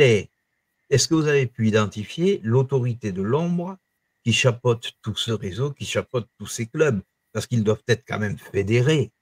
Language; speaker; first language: French; native; French